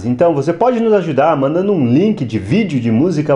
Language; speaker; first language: Portuguese; native; Portuguese